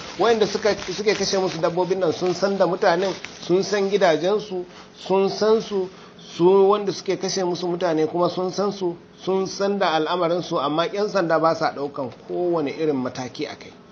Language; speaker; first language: Hausa; non-native, local second language; Fula